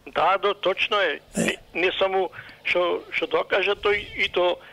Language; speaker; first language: Macedonian; native; Macedonian